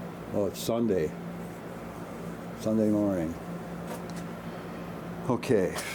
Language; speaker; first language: English; native; English